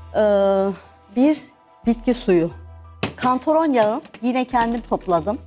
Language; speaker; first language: Turkish; native; Turkish